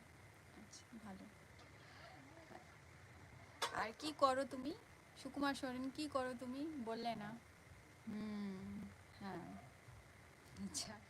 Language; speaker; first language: Bangla; non-native, local second language; Santali